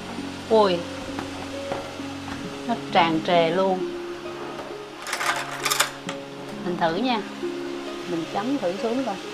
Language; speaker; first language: Vietnamese; native; Vietnamese